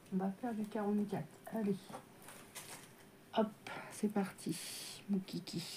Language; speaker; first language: French; native; French